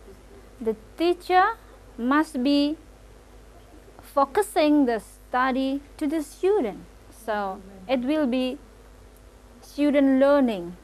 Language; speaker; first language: English; non-native, local second language; Indonesian